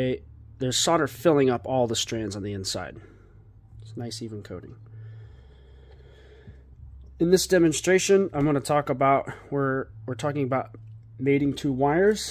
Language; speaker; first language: English; native; English